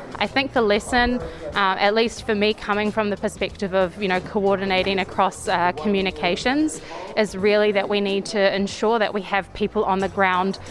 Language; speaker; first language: English; native; English